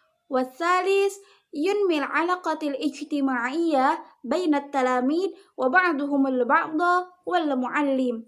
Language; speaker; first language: Arabic; non-native, learner; Indonesian